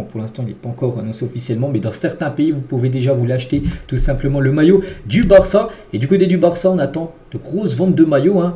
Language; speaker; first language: French; native; French